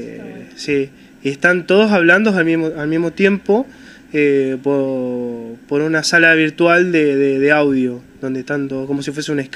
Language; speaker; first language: Spanish; native; Spanish